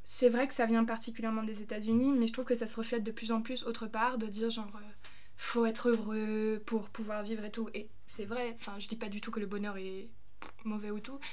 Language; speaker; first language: French; early bilingual, other home language; German